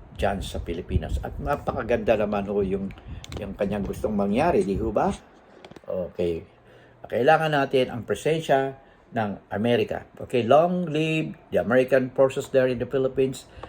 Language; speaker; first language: Filipino; native; Filipino